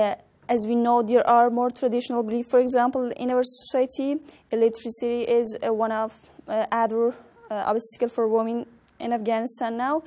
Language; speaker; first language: English; non-native, learner; Persian